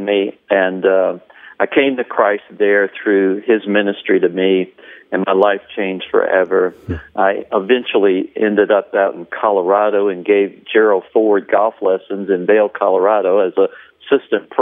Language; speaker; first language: English; native; English